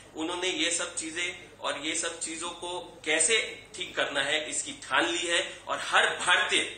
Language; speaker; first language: Hindi; native; Hindi